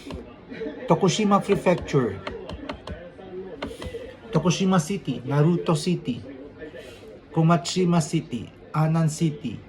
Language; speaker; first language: English; non-native, local second language; Filipino